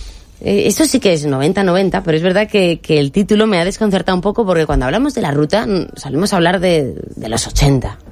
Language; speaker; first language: Spanish; native; Spanish